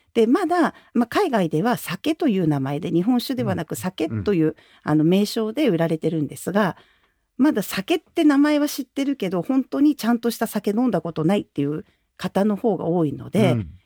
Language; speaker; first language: Japanese; native; Japanese